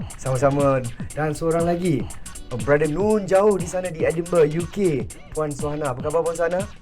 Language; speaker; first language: Malay; native; Malay